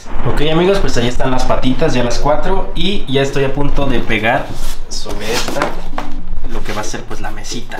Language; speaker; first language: Spanish; native; Spanish